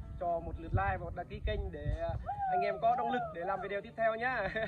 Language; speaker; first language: Vietnamese; non-native, local second language; Jarai